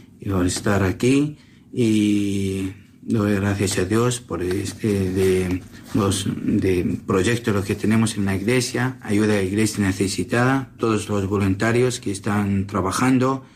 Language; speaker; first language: Spanish; non-native, learner; Assyrian Neo-Aramaic